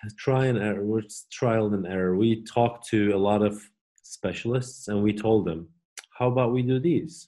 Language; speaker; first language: English; non-native, fluent; Turkish